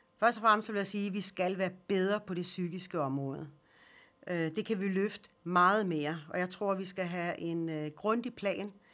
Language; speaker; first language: Danish; early bilingual, other home language; Swedish